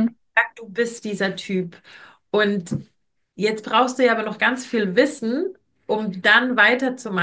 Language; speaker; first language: German; native; German